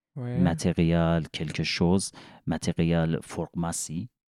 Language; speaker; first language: French; non-native, learner; Persian